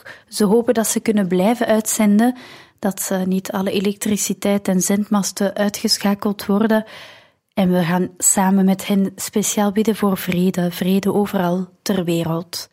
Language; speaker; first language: Dutch; native; Dutch